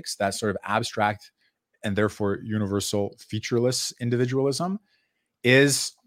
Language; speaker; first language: English; native; English